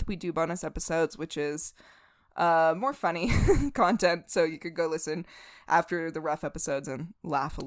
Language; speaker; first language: English; native; English